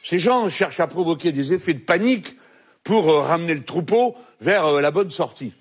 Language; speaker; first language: French; native; French